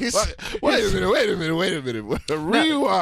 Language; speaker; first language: English; native; English